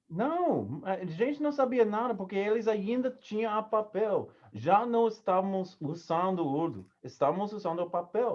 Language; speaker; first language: Portuguese; non-native, learner; English